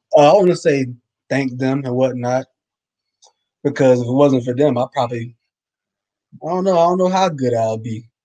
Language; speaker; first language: English; native; English